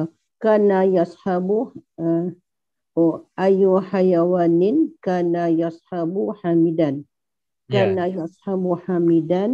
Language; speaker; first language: Arabic; non-native, learner; Indonesian